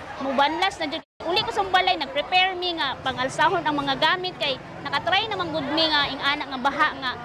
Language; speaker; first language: Cebuano; native; Cebuano